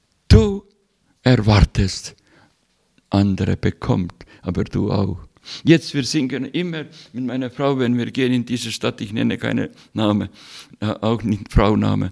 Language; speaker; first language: German; non-native, fluent; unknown